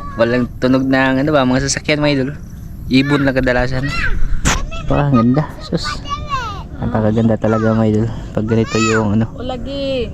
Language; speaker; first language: Filipino; non-native, local second language; Cebuano